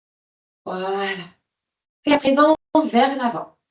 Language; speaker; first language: French; native; French